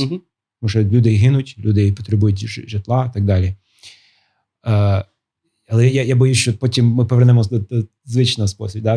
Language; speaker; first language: Ukrainian; non-native, fluent; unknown